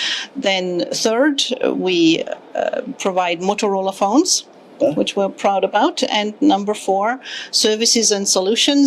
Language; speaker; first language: English; non-native, fluent; German